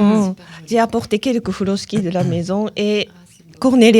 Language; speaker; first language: French; non-native, learner; Japanese